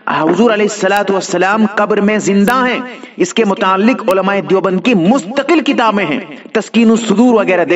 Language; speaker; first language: Urdu; native; Urdu